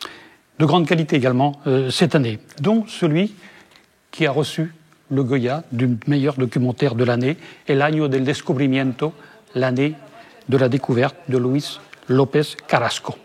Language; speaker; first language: French; native; French